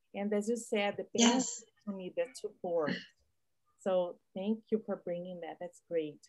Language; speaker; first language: English; non-native, fluent; Portuguese